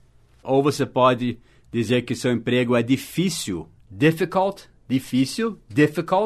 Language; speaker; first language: Portuguese; non-native, fluent; English